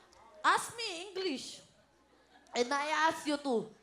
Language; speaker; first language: English; non-native, local second language; Filipino